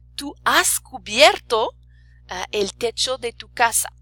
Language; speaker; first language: Spanish; non-native, fluent; French